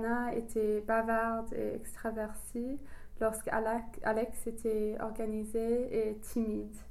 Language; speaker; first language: French; non-native, learner; English